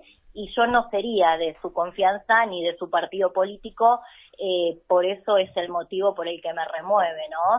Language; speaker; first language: Spanish; native; Spanish